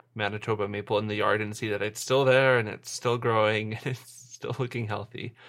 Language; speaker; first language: English; native; English